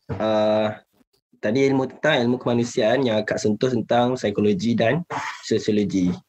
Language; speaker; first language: Malay; native; Malay